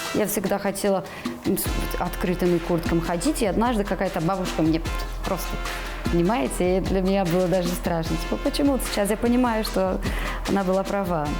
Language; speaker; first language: Russian; non-native, fluent; Portuguese